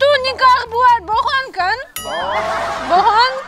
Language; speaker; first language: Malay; non-native, learner; Russian